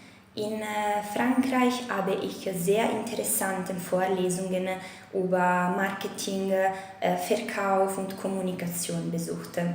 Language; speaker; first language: German; non-native, fluent; Italian